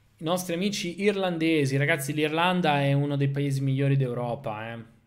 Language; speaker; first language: Italian; native; Italian